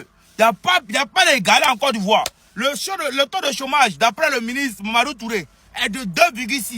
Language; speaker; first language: French; native; French